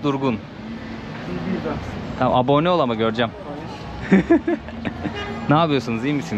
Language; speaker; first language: Turkish; native; Turkish